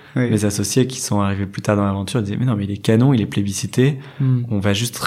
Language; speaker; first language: French; native; French